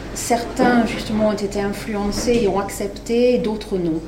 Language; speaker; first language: French; native; French